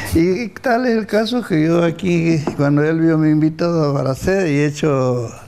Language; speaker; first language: Spanish; native; Spanish